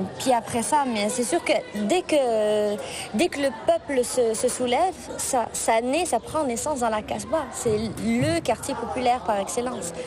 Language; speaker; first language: French; non-native, local second language; Arabic